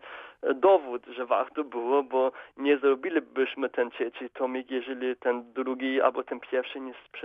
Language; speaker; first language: Polish; non-native, fluent; German